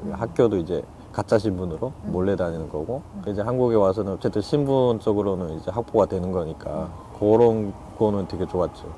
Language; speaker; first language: Korean; native; Korean